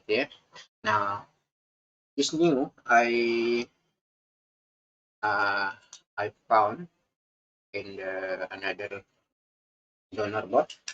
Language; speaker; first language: English; non-native, learner; Indonesian